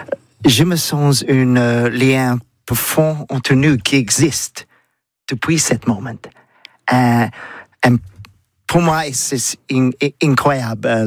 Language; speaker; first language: French; non-native, learner; English